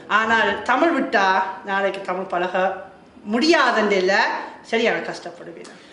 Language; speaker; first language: Tamil; non-native, fluent; German